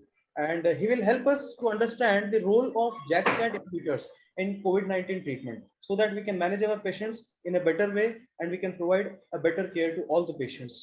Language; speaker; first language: English; non-native, local second language; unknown